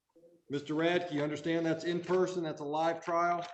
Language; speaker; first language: English; native; English